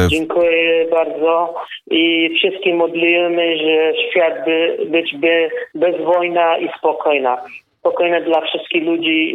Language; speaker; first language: Polish; non-native, learner; Kurdish